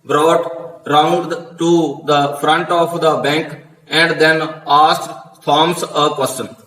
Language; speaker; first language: English; non-native, local second language; Punjabi